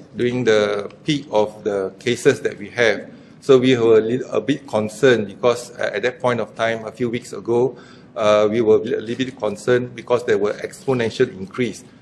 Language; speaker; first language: English; non-native, local second language; Malay